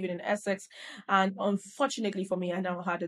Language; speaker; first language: English; non-native, local second language; Yoruba